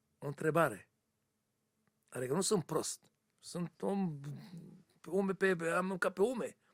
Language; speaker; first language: Romanian; non-native, learner; Hebrew